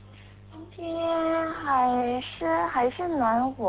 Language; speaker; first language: Chinese; non-native, learner; Korean